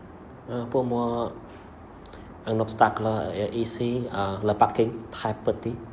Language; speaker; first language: French; non-native, learner; Vietnamese